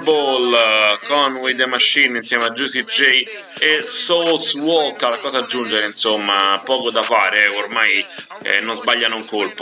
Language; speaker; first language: Italian; native; Italian